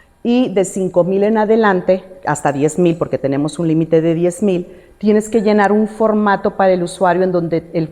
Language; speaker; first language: Spanish; native; Spanish